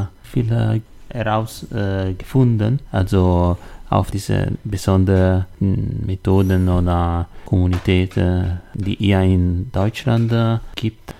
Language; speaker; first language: German; non-native, learner; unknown